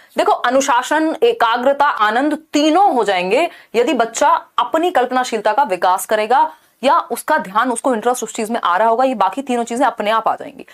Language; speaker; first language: Hindi; native; Hindi